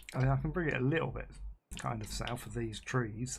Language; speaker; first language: English; native; English